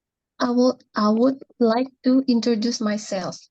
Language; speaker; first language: English; non-native, learner; Indonesian